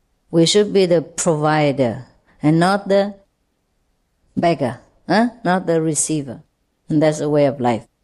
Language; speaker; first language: English; non-native, fluent; Vietnamese